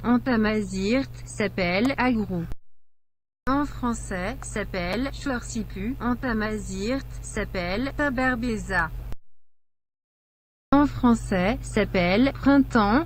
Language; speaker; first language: French; non-native, learner; Berber languages